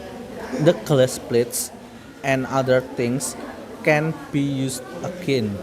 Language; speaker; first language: English; non-native, learner; Indonesian